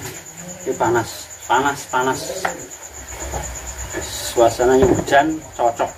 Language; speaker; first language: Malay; non-native, local second language; Javanese